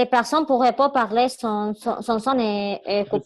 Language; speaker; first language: French; non-native, learner; Spanish